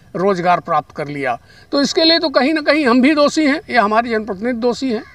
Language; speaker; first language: Hindi; native; Hindi